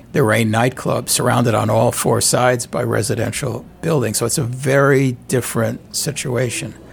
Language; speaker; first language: English; native; English